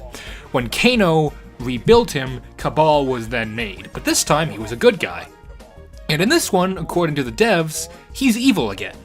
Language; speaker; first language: English; native; English